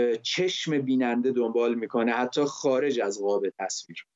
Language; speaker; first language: Persian; native; Persian